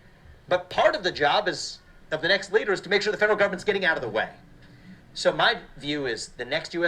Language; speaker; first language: English; native; English